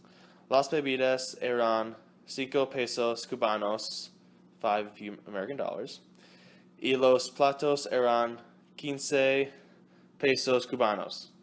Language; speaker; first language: Spanish; non-native, learner; English